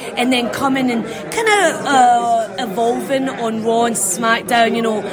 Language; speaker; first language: English; native; English